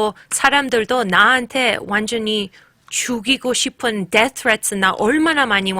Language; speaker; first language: Korean; early bilingual, heritage; English